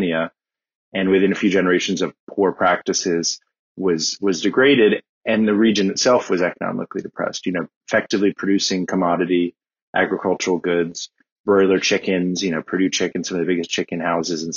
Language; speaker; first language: English; native; English